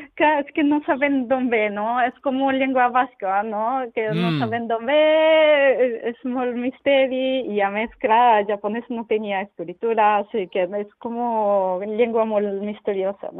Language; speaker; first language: Catalan; non-native, learner; Japanese